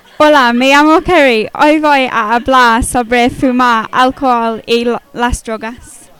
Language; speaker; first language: Spanish; non-native, learner; English